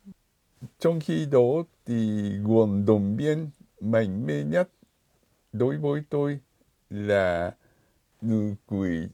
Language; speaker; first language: Vietnamese; non-native, fluent; Japanese